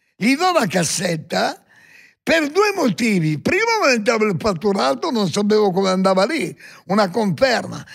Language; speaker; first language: Italian; native; Italian